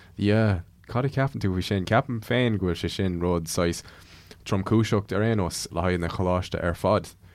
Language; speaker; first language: Irish; non-native, local second language; English